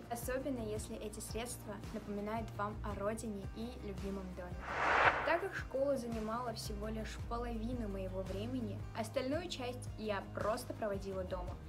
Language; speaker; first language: Russian; early bilingual, other home language; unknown